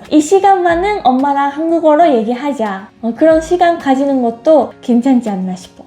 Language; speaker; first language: Korean; non-native, fluent; Japanese